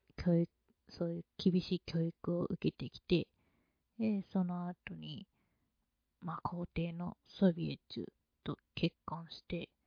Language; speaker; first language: Japanese; non-native, fluent; Chinese